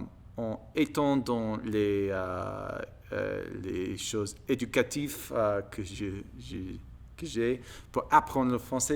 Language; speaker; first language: French; non-native, learner; English